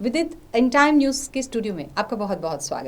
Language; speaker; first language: Hindi; non-native, local second language; Gujarati